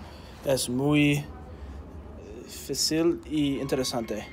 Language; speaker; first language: Spanish; non-native, learner; English